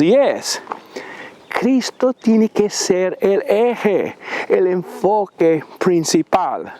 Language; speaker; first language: Spanish; non-native, fluent; English